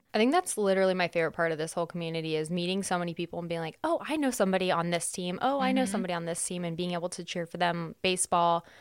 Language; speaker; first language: English; native; English